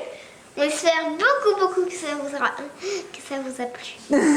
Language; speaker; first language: French; native; French